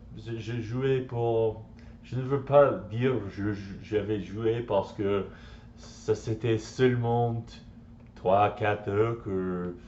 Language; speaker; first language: French; non-native, learner; English